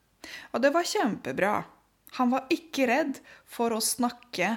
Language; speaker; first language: Norwegian; non-native, fluent; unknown